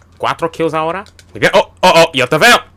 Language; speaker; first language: Spanish; early bilingual, heritage; Spanish